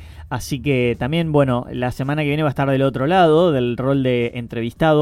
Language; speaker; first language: Spanish; native; Spanish